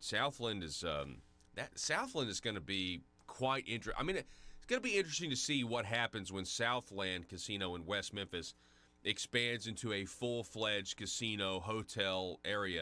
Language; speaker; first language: English; native; English